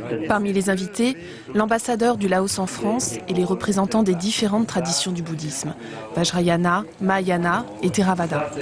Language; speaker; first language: French; native; French